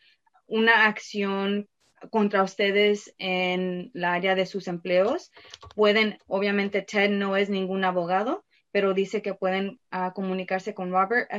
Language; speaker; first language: Spanish; early bilingual, heritage; Spanish